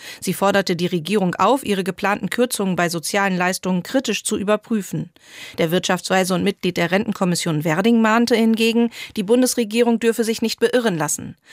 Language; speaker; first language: German; native; German